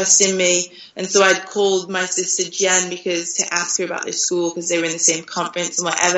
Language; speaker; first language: English; native; English